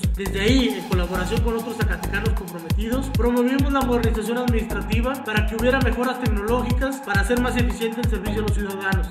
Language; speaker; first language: Spanish; native; Spanish